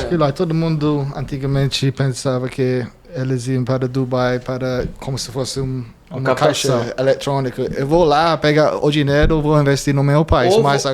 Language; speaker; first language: Portuguese; non-native, fluent; English